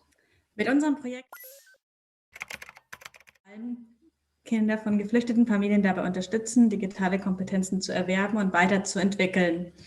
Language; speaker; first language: German; native; German